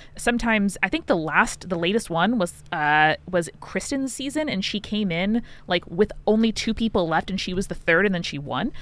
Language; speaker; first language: English; native; English